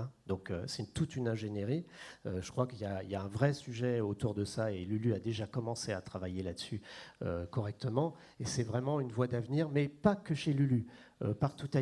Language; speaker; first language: French; native; French